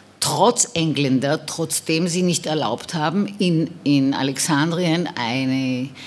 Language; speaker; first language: German; non-native, fluent; Hebrew